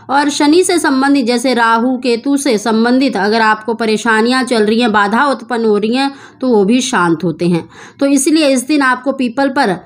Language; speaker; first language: Hindi; native; Hindi